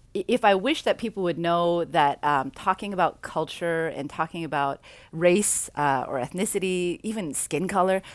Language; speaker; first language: English; native; English